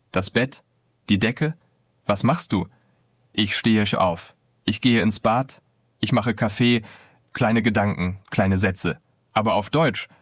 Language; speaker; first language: German; non-native, fluent; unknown